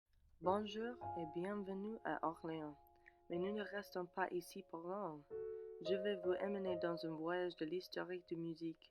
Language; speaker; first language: French; non-native, learner; English